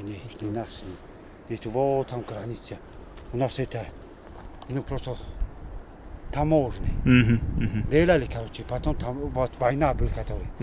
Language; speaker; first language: Russian; non-native, local second language; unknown